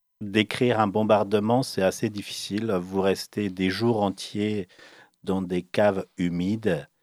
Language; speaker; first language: French; early bilingual, other home language; Bosnian